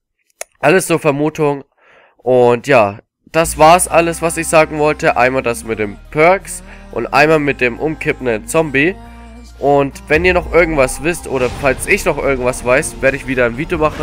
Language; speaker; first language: German; native; German